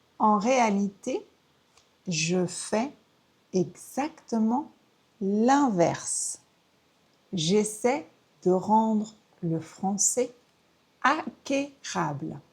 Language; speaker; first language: French; native; French